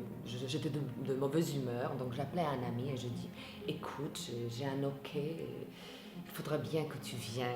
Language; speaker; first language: French; non-native, fluent; Slovak